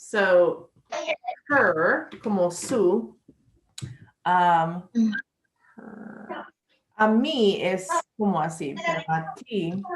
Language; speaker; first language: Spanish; non-native, learner; English